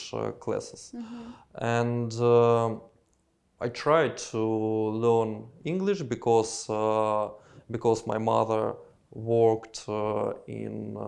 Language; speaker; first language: English; non-native, learner; Russian